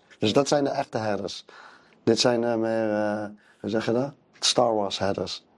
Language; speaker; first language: Dutch; early bilingual, other home language; Arabic